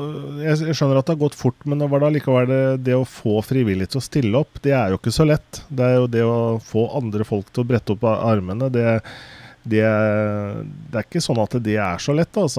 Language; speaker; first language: Norwegian; native; Norwegian